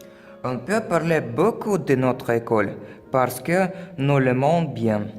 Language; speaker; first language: French; non-native, learner; Russian